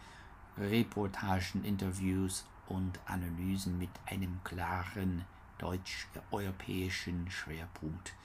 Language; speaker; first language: German; non-native, learner; English